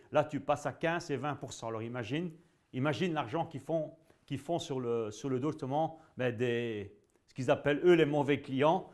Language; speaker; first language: French; native; French